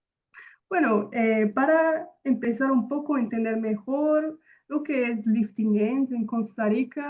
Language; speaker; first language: Spanish; non-native, fluent; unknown